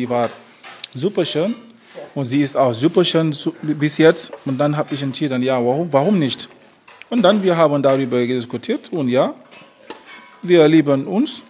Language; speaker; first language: German; non-native, fluent; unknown